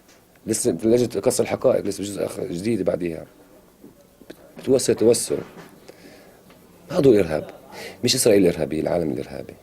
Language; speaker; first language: Arabic; native; Arabic